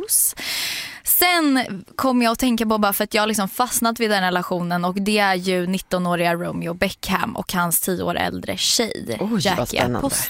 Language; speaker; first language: Swedish; native; Swedish